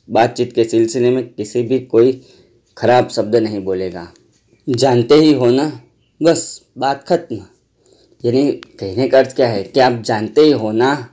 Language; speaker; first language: Hindi; non-native, local second language; Gujarati